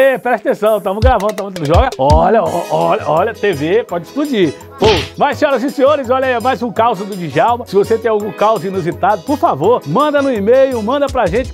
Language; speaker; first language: Portuguese; native; Portuguese